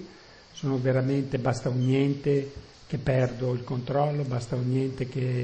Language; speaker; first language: Italian; native; Italian